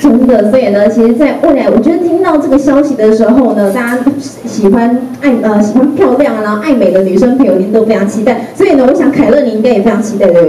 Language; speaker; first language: Chinese; native; Chinese